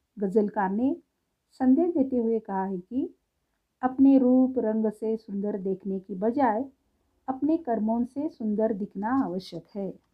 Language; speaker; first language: Hindi; non-native, local second language; Marathi